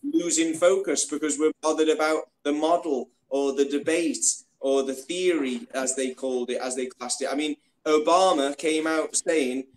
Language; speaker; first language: English; native; English